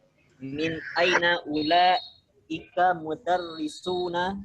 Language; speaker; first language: Arabic; non-native, learner; Indonesian